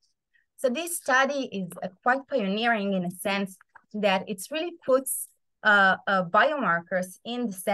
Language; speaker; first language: English; non-native, fluent; Hebrew